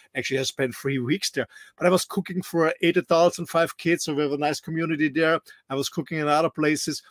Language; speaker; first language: English; non-native, fluent; German